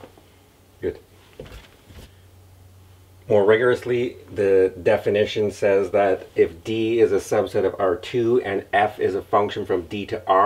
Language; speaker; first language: English; native; English